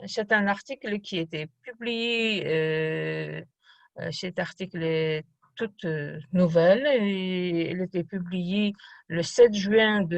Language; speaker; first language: French; non-native, fluent; Kazakh